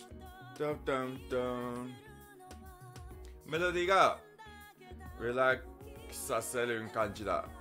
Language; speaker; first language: Japanese; non-native, learner; English